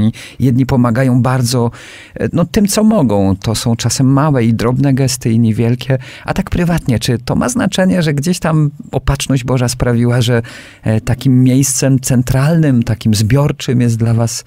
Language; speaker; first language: Polish; native; Polish